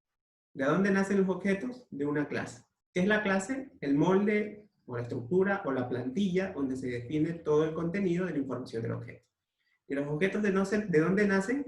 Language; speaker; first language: Spanish; native; Spanish